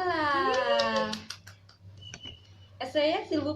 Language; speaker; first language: French; non-native, learner; Indonesian